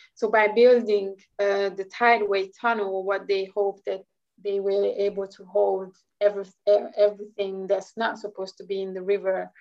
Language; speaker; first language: English; non-native, fluent; Hungarian